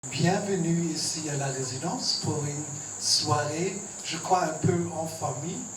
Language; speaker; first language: French; non-native, fluent; German